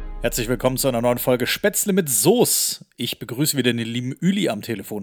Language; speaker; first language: German; native; German